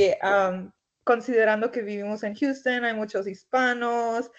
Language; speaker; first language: Spanish; early bilingual, heritage; Spanish